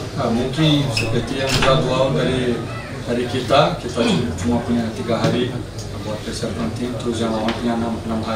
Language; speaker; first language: Indonesian; non-native, learner; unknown